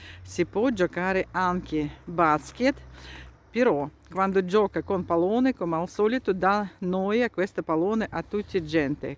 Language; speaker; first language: Italian; non-native, fluent; Russian